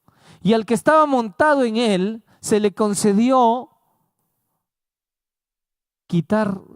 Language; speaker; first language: Spanish; native; Spanish